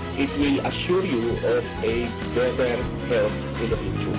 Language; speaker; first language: English; non-native, local second language; Filipino